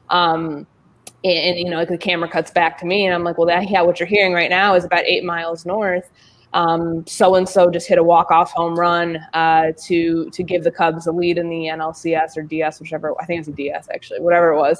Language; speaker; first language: English; native; English